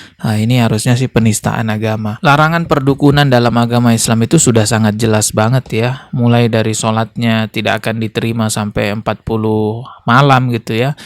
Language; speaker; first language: Indonesian; native; Indonesian